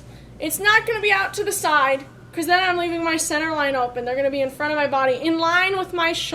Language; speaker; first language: English; native; English